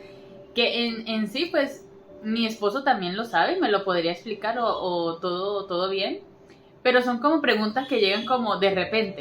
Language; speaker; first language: Spanish; native; Spanish